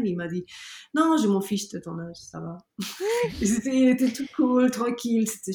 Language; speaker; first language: French; non-native, learner; English